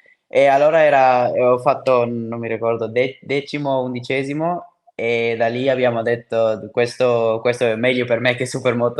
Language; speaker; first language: Italian; non-native, fluent; Swiss German